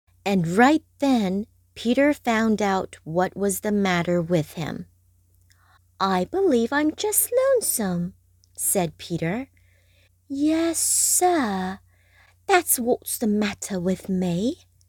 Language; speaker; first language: English; non-native, fluent; Chinese